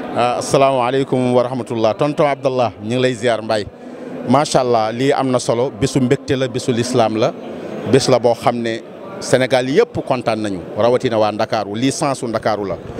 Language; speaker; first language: Wolof; non-native, local second language; Fula